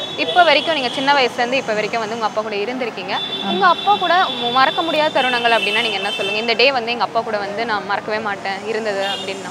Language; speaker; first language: Tamil; native; Tamil